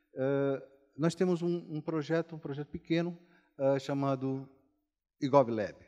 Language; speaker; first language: Portuguese; native; Portuguese